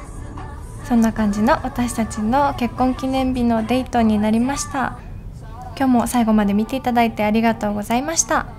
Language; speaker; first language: Japanese; native; Japanese